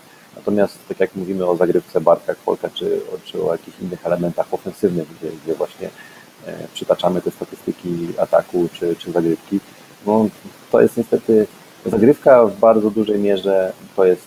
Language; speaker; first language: Polish; native; Polish